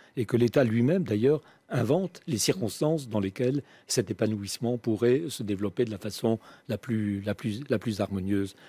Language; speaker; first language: French; native; French